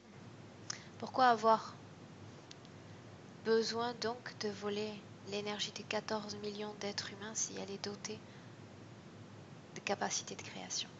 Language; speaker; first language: French; native; French